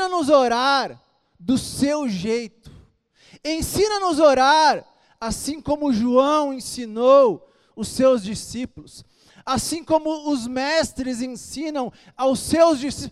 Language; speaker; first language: Portuguese; native; Portuguese